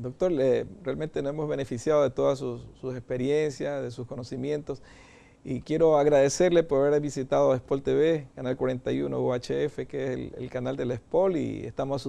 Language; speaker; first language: Spanish; native; Spanish